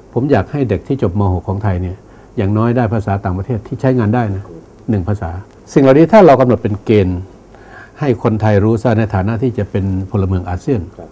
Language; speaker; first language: Thai; non-native, local second language; Northeastern Thai